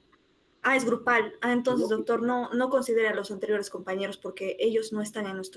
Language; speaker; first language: Spanish; native; Spanish